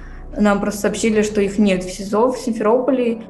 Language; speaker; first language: Russian; native; Russian